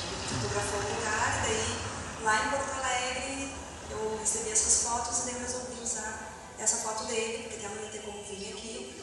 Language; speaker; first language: Portuguese; native; Portuguese